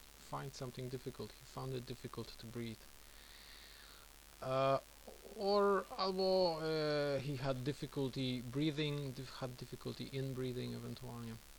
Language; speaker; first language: English; non-native, fluent; Polish